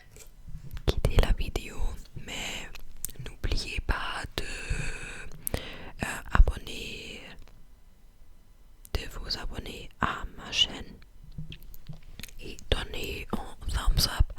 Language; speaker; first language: French; non-native, fluent; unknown